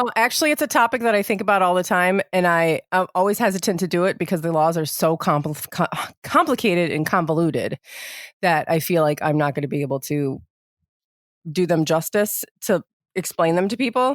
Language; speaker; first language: English; native; English